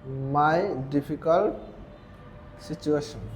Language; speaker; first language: English; non-native, learner; Bangla